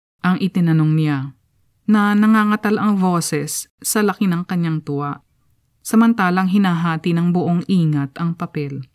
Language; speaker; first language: Filipino; native; Filipino